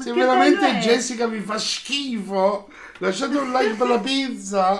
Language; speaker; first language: Italian; native; Italian